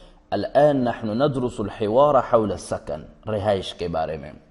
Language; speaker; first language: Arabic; non-native, fluent; Urdu